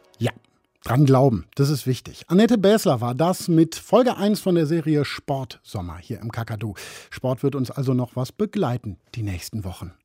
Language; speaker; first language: German; native; German